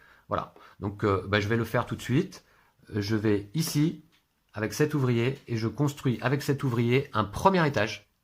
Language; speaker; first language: French; native; French